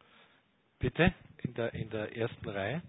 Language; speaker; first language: German; native; German